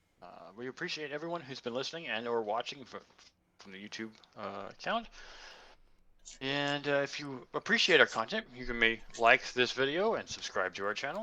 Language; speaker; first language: English; native; English